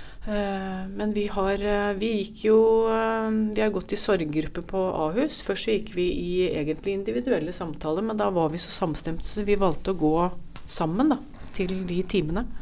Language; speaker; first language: Norwegian; native; Norwegian